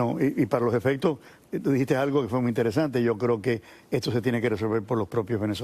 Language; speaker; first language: Spanish; native; Spanish